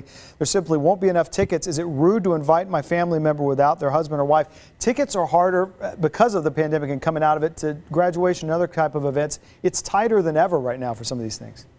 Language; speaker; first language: English; native; English